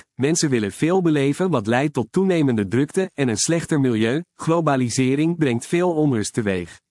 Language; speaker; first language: Dutch; native; Dutch